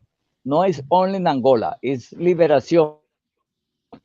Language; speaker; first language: English; non-native, learner; Portuguese